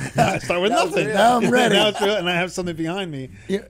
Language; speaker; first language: English; native; English